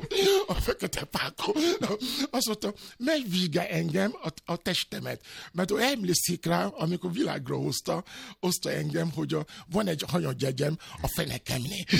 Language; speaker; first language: Hungarian; non-native, learner; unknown